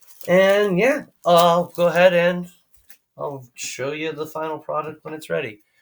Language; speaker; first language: English; native; English